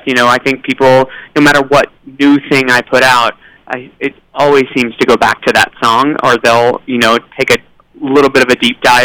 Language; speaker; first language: English; native; English